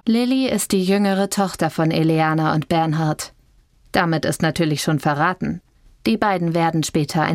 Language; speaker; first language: German; native; German